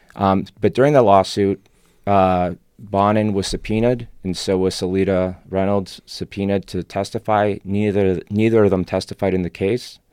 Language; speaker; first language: English; non-native, fluent; Spanish